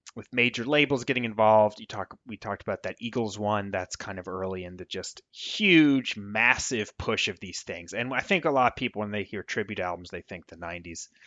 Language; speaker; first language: English; native; English